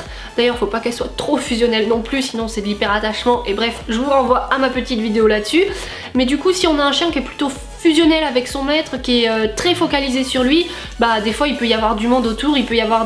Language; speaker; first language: French; native; French